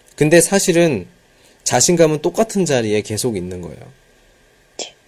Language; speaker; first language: Korean; native; Korean